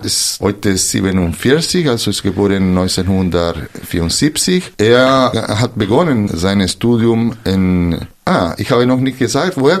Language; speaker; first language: German; non-native, fluent; Spanish